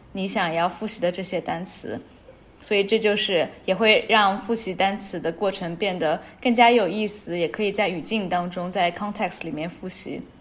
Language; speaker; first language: Chinese; native; Chinese